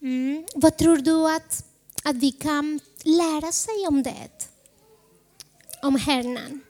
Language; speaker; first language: Swedish; non-native, fluent; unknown